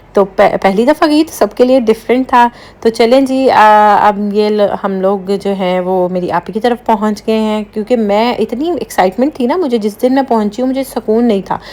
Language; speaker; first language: Urdu; native; Urdu